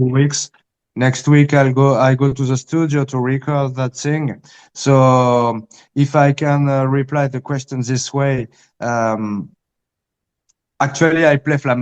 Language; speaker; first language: English; early bilingual, heritage; Spanish